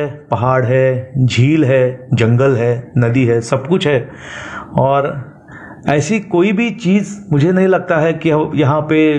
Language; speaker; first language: Hindi; non-native, local second language; Konkani